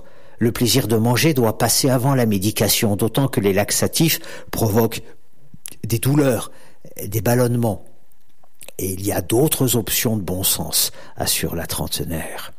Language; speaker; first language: French; native; French